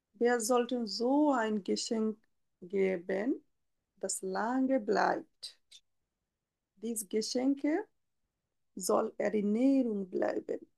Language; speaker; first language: German; non-native, fluent; Bangla